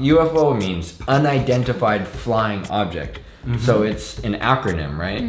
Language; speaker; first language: English; native; English